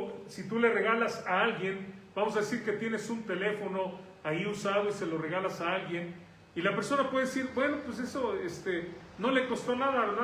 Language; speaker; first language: Spanish; native; Spanish